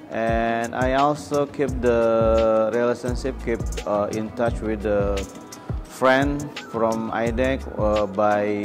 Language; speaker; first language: English; non-native, learner; Indonesian